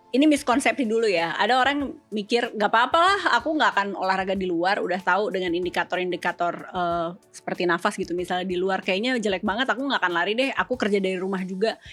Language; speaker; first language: Indonesian; native; Indonesian